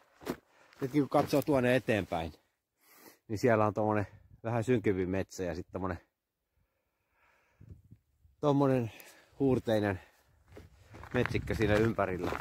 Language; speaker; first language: Finnish; native; Finnish